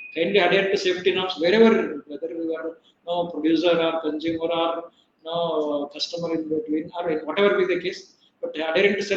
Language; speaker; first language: English; non-native, local second language; Kannada